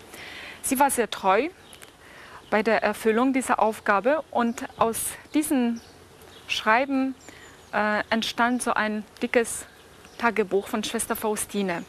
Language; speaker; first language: German; non-native, fluent; Polish